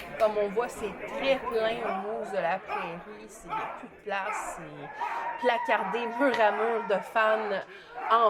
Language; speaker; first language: French; native; French